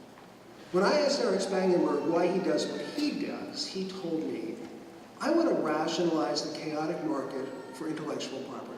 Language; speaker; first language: English; native; English